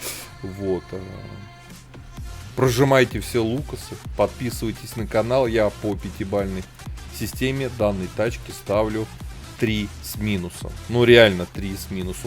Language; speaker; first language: Russian; native; Russian